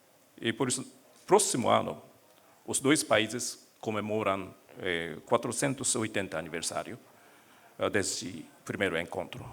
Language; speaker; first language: Portuguese; non-native, learner; Japanese